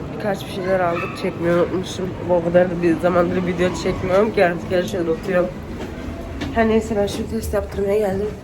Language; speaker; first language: Turkish; early bilingual, heritage; Turkish